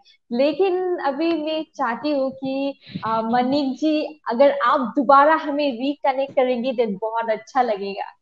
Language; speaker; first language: Hindi; non-native, local second language; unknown